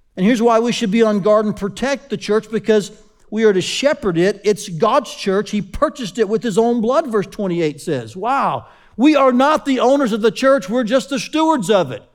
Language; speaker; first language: English; native; English